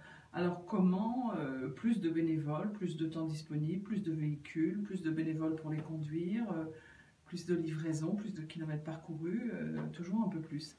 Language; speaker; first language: French; native; French